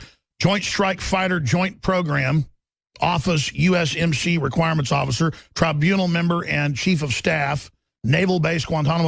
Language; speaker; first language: English; native; English